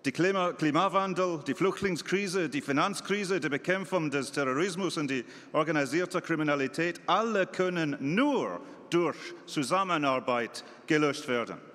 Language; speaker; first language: German; non-native, fluent; English